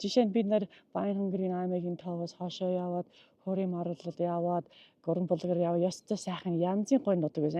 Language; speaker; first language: Mongolian; non-native, learner; English